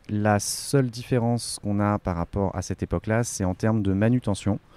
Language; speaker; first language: French; native; French